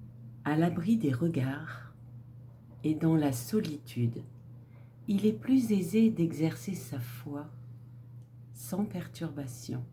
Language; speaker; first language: French; native; French